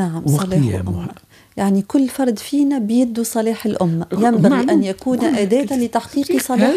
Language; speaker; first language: Arabic; native; Arabic